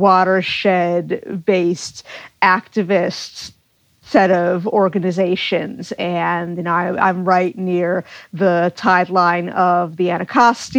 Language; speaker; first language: English; native; English